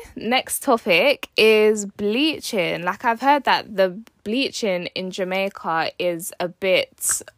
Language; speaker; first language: English; native; English